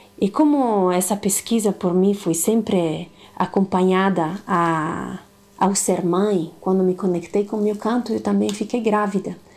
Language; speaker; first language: Portuguese; non-native, fluent; Italian